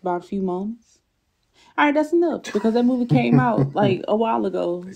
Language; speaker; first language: English; native; English